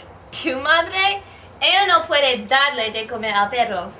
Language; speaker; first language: Spanish; non-native, learner; English